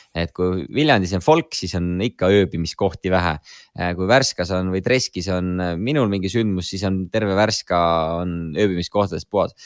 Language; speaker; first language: Estonian; native; Estonian